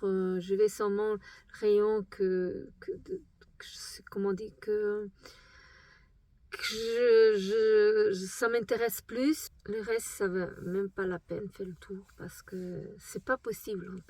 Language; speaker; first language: French; non-native, fluent; Portuguese